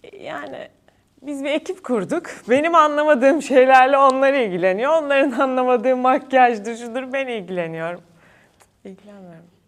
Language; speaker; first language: Turkish; native; Turkish